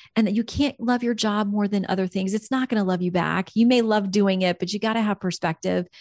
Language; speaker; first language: English; native; English